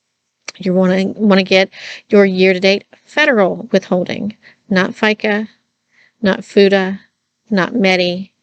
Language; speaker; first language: English; native; English